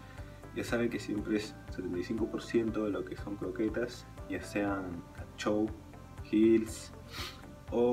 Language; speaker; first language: Spanish; native; Spanish